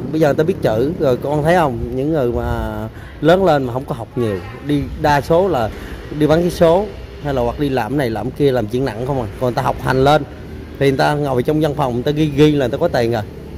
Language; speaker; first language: Vietnamese; native; Vietnamese